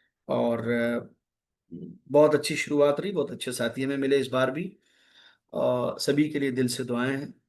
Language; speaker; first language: Hindi; native; Hindi